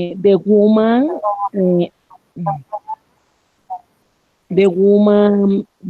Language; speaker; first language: English; non-native, learner; Spanish